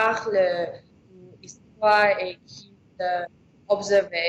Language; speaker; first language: French; non-native, learner; English